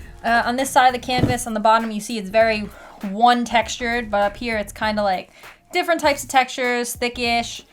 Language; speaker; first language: English; native; English